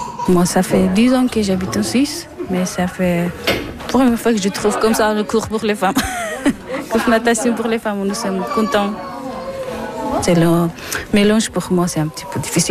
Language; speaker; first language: French; non-native, learner; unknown